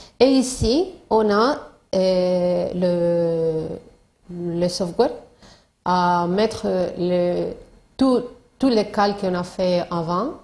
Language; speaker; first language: French; non-native, learner; Spanish